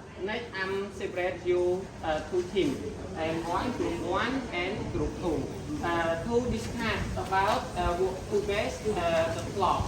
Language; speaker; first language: English; non-native, learner; Khmer